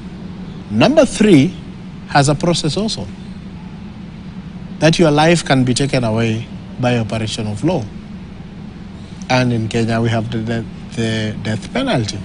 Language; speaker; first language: English; non-native, local second language; Swahili